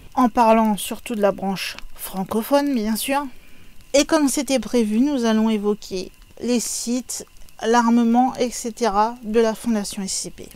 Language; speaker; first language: French; native; French